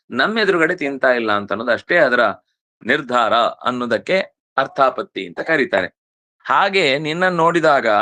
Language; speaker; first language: Kannada; non-native, local second language; Tulu